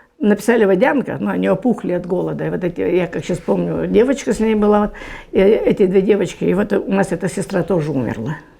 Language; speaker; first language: Russian; non-native, local second language; German